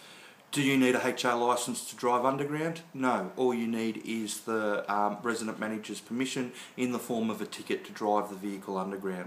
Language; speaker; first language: English; native; English